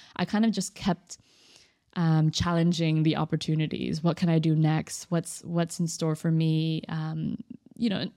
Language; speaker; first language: English; native; English